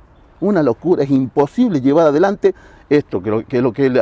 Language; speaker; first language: Spanish; native; Spanish